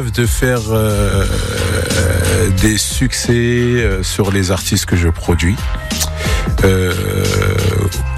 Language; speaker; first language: French; native; French